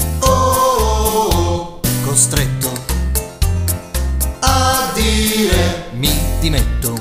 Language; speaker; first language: Italian; native; Italian